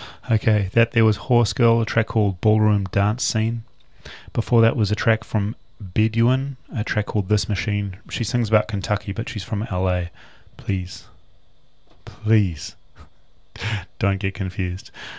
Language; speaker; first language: English; native; English